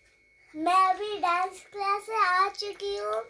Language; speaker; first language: Hindi; non-native, local second language; Bangla